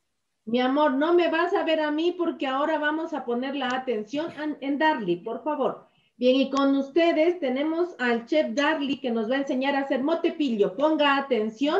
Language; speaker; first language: Spanish; native; Spanish